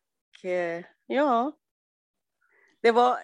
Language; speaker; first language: Swedish; non-native, learner; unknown